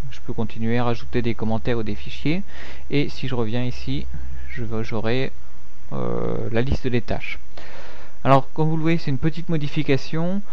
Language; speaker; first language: French; native; French